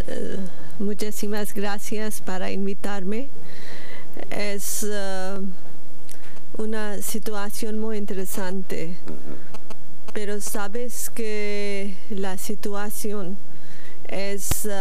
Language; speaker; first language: Spanish; non-native, learner; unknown